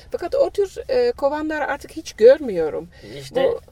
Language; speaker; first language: Turkish; non-native, fluent; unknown